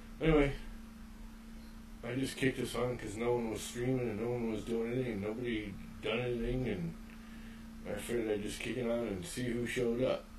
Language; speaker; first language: English; native; English